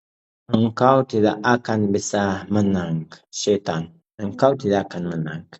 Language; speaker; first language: Malay; native; Malay